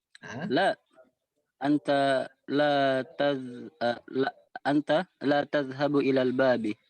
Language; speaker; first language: Arabic; non-native, learner; Indonesian